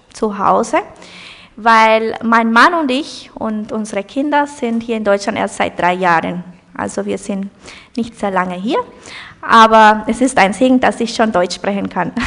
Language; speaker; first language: German; early bilingual, heritage; German